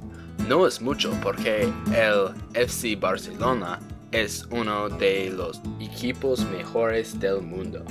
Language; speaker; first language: Spanish; non-native, learner; English